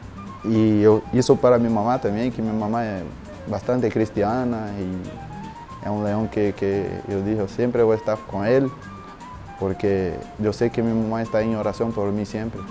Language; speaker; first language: Spanish; non-native, learner; Portuguese